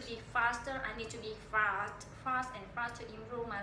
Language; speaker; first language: English; non-native, learner; Vietnamese